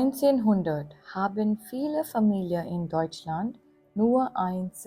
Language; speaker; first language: German; non-native, fluent; Gujarati